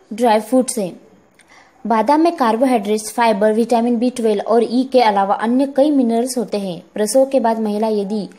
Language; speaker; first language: Hindi; non-native, local second language; Marathi